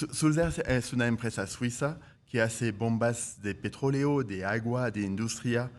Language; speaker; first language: Spanish; non-native, fluent; French